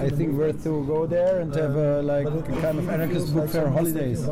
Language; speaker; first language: English; non-native, learner; German